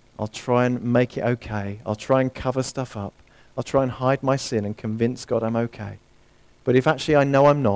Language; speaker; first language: English; native; English